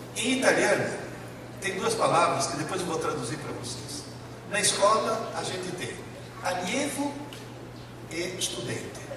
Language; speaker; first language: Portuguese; early bilingual, other home language; Italian